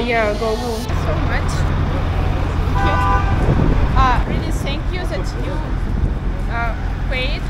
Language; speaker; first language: English; non-native, learner; Russian